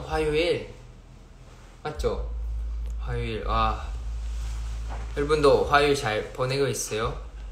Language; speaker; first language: Korean; non-native, fluent; Thai